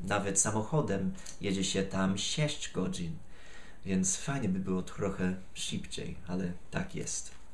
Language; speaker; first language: Polish; non-native, fluent; English